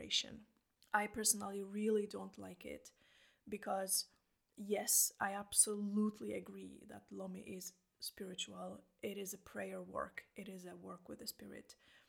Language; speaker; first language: English; non-native, fluent; Polish